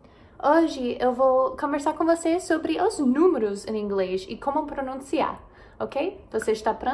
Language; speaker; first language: Portuguese; non-native, fluent; English